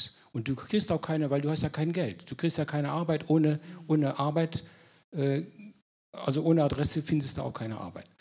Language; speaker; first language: German; non-native, local second language; Luxembourgish